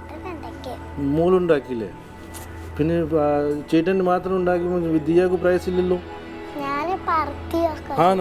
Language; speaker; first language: Malayalam; non-native, fluent; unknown